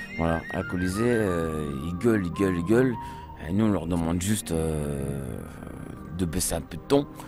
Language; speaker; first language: French; early bilingual, other home language; Portuguese